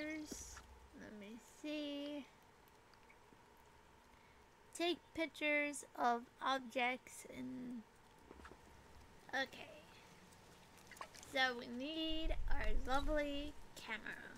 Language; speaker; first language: English; native; English